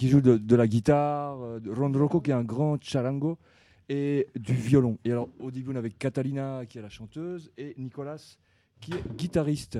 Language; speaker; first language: French; native; French